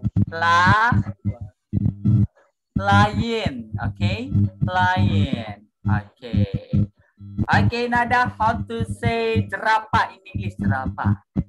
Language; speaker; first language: English; non-native, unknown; Indonesian